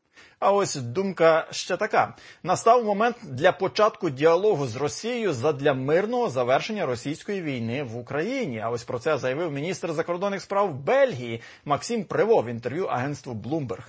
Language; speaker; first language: Ukrainian; native; Ukrainian